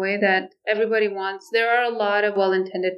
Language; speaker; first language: English; non-native, local second language; Nepali